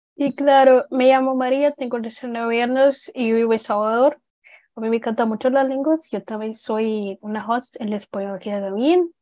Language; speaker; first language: Spanish; non-native, fluent; Portuguese